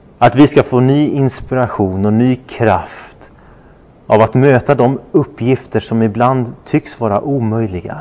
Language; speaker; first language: Swedish; non-native, fluent; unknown